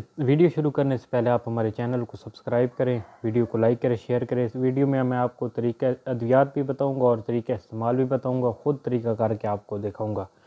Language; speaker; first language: Urdu; non-native, local second language; Punjabi